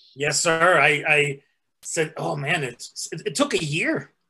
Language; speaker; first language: English; early bilingual, other home language; Spanish